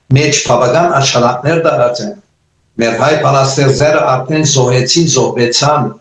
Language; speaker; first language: Armenian; early bilingual, heritage; Armenian